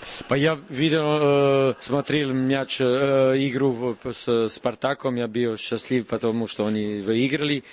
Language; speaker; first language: Russian; non-native, learner; Serbian